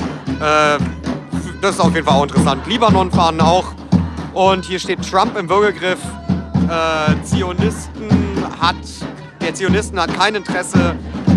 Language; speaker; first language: German; native; German